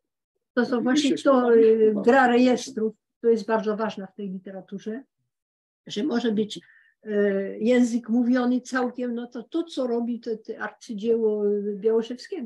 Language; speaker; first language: Polish; early bilingual, heritage; Polish